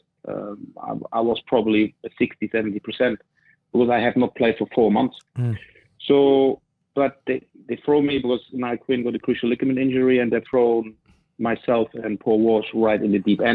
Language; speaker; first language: English; non-native, fluent; German